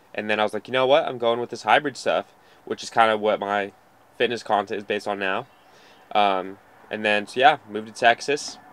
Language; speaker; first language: English; native; English